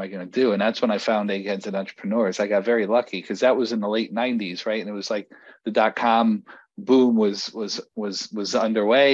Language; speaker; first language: English; native; English